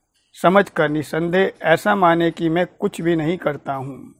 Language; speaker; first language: Hindi; native; Hindi